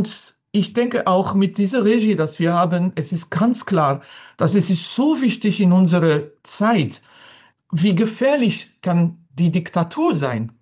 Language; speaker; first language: German; non-native, learner; French